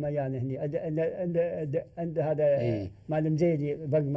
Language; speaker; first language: Arabic; native; Arabic